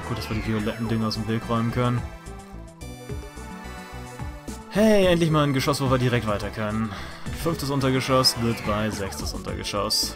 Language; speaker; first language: German; native; German